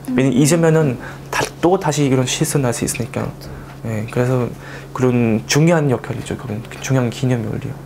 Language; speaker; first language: Korean; early bilingual, heritage; Korean